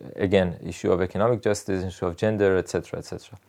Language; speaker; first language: English; non-native, fluent; Persian